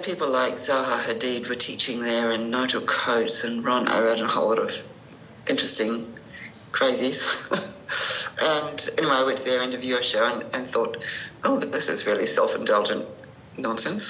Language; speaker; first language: English; native; English